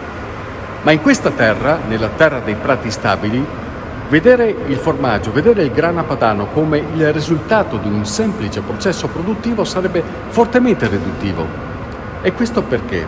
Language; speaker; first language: Italian; native; Italian